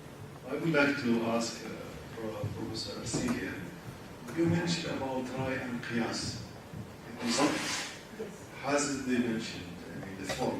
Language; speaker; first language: English; non-native, learner; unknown